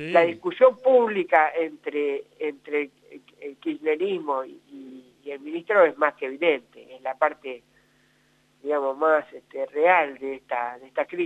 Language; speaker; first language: Spanish; native; Spanish